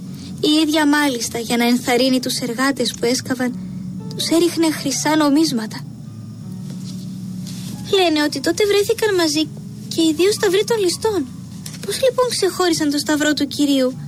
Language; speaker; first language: Greek; native; Greek